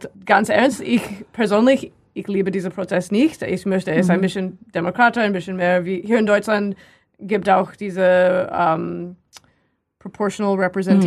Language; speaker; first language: German; non-native, learner; English